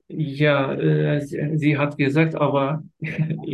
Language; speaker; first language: German; non-native, learner; Turkish